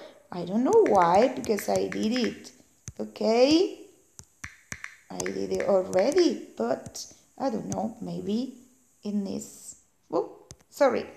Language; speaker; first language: English; non-native, fluent; Spanish